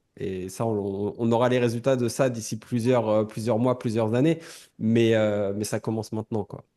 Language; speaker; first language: French; native; French